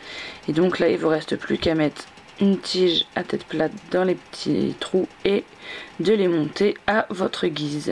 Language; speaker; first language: French; native; French